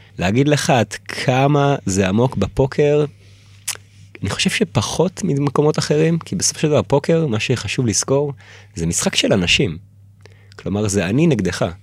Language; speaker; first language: Hebrew; early bilingual, other home language; Russian